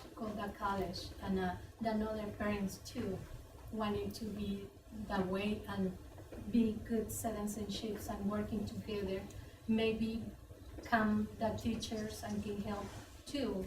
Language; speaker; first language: English; non-native, learner; Spanish